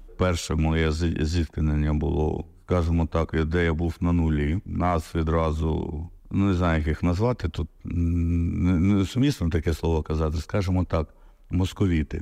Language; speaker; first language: Ukrainian; non-native, local second language; Russian